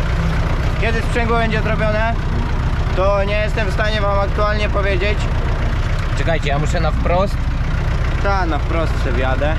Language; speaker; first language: Polish; native; Polish